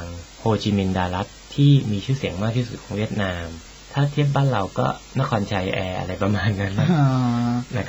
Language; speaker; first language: Thai; native; Thai